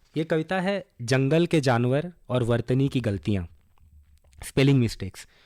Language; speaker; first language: Hindi; non-native, local second language; Bangla